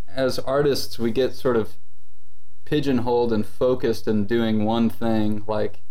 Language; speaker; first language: English; native; English